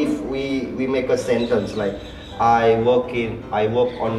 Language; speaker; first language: English; non-native, learner; Indonesian